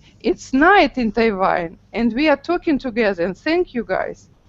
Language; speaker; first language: English; non-native, learner; Russian